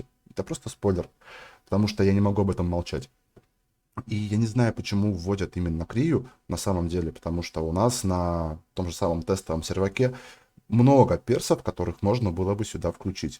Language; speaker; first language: Russian; native; Russian